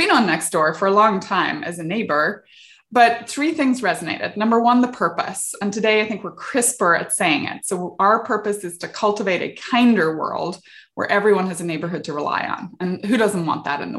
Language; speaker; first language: English; native; English